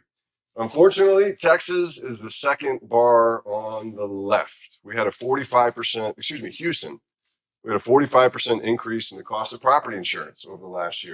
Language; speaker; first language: English; native; English